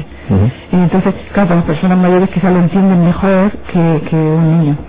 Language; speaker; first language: Spanish; native; Spanish